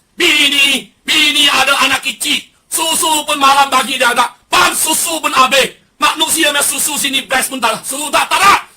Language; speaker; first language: Malay; non-native, local second language; Chinese